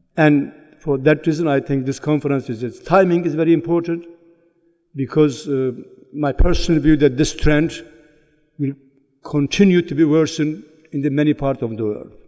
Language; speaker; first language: English; non-native, fluent; Turkish